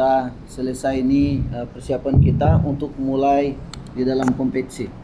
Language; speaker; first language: Indonesian; non-native, fluent; Portuguese